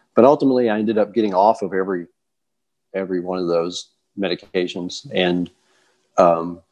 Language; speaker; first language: English; native; English